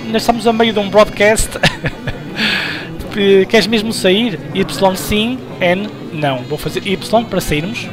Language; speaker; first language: Portuguese; native; Portuguese